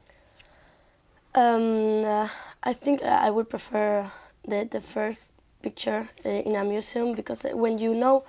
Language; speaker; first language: English; non-native, learner; Spanish